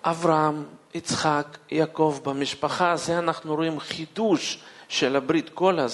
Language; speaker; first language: Hebrew; non-native, fluent; Russian